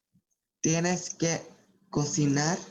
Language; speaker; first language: Spanish; non-native, learner; English